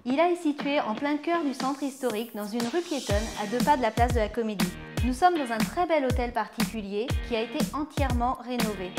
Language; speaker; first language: French; native; French